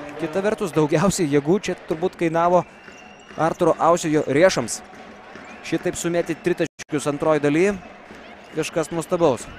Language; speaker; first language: Lithuanian; native; Lithuanian